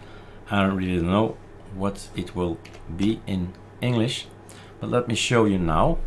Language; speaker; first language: English; non-native, fluent; Dutch